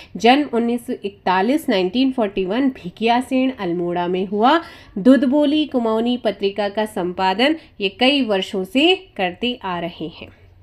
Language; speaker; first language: Hindi; native; Hindi